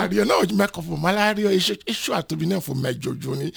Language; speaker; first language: Hungarian; non-native, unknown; Yoruba